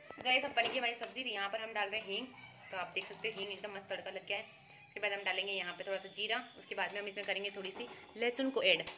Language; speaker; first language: Hindi; native; Hindi